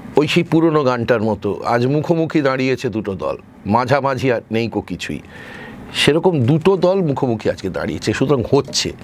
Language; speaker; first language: Bangla; native; Bangla